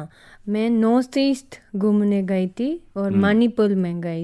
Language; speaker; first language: Hindi; non-native, fluent; Japanese